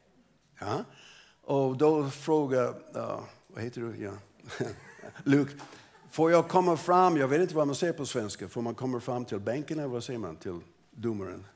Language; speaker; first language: Swedish; non-native, fluent; English